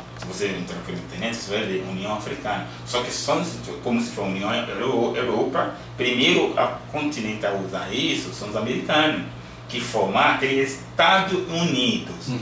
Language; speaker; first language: Portuguese; non-native, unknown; Yoruba